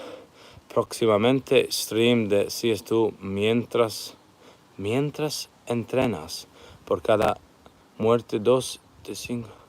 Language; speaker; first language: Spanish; non-native, learner; English